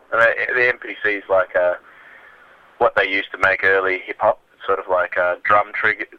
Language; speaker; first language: English; native; English